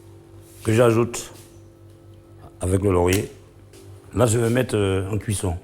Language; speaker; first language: French; non-native, local second language; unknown